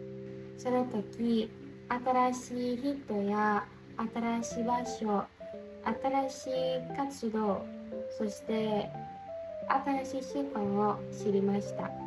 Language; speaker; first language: Japanese; non-native, learner; Indonesian